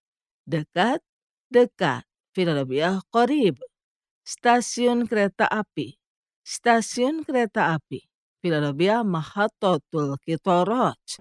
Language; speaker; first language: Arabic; non-native, fluent; Indonesian